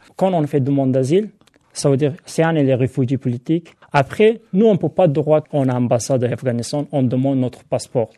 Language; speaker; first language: French; non-native, learner; Hazaragi